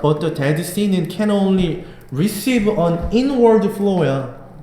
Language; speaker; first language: English; non-native, fluent; Korean